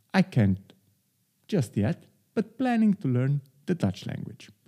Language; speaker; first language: English; non-native, fluent; Slovenian